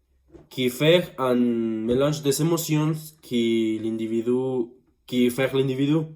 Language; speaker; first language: French; non-native, learner; Spanish